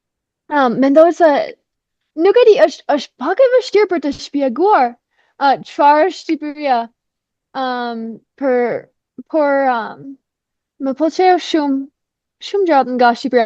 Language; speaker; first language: Albanian; non-native, fluent; English